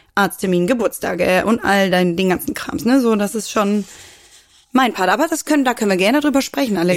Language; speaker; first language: German; native; German